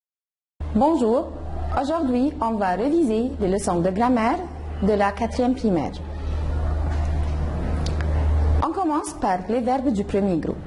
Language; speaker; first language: French; non-native, fluent; Arabic